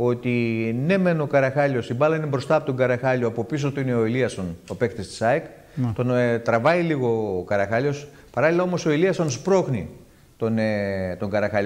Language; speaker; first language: Greek; native; Greek